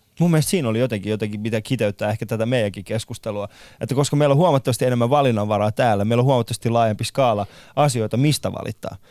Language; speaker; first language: Finnish; non-native, fluent; Persian